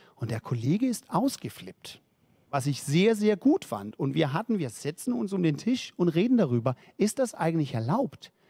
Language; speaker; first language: German; non-native, fluent; Danish